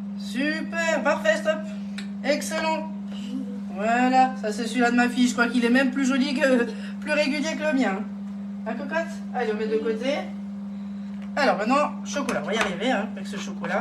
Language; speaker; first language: French; native; French